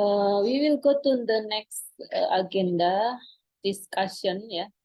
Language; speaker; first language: English; non-native, fluent; Indonesian